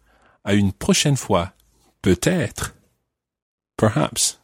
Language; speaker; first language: French; non-native, fluent; English